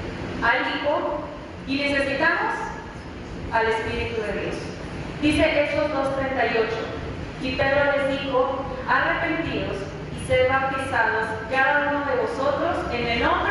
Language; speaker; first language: Spanish; native; Spanish